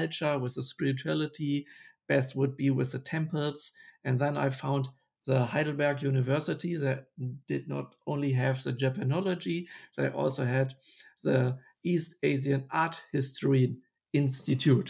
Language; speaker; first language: English; non-native, fluent; German